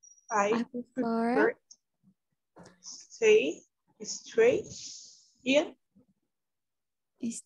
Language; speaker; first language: English; non-native, learner; Portuguese